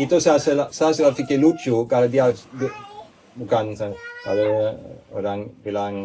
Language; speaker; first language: Indonesian; non-native, fluent; Swedish